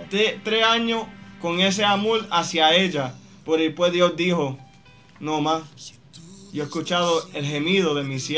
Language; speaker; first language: Spanish; native; Spanish